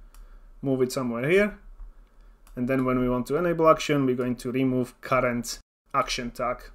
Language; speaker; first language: English; non-native, fluent; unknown